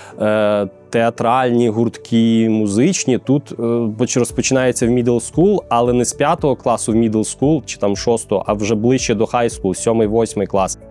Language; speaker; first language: Ukrainian; native; Ukrainian